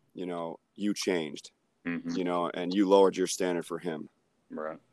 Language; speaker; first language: English; native; English